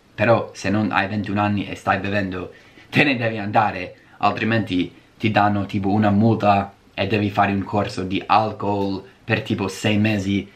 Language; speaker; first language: Italian; non-native, fluent; English